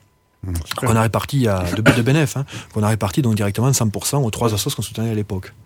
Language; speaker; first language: French; native; French